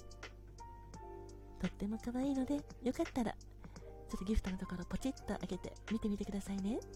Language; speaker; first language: Japanese; native; Japanese